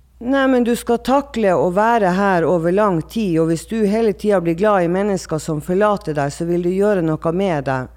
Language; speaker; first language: Norwegian; native; Norwegian